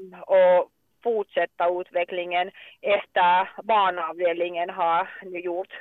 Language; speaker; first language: Swedish; non-native, local second language; Finnish